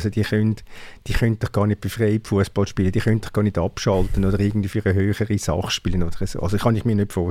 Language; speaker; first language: German; native; German